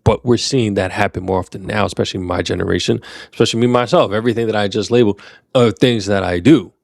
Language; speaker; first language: English; native; English